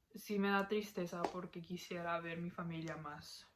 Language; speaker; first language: Spanish; early bilingual, heritage; Spanish